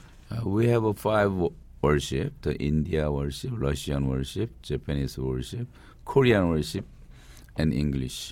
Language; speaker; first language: English; non-native, learner; Korean